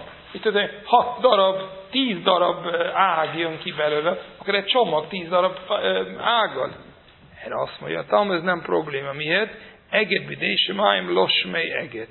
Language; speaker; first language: Hungarian; non-native, fluent; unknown